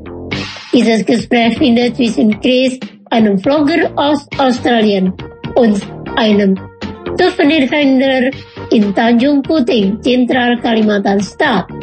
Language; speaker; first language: German; non-native, learner; Indonesian